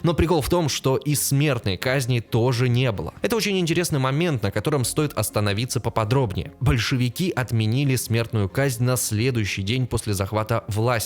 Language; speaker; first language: Russian; native; Russian